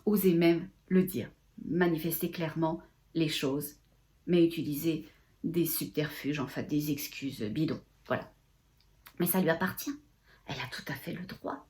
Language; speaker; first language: French; native; French